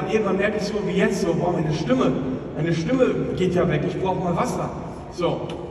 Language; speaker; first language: German; native; German